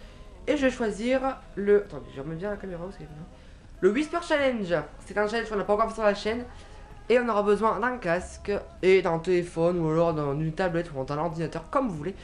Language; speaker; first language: French; native; French